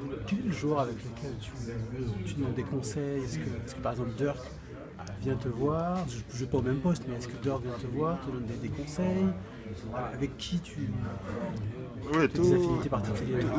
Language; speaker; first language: French; native; French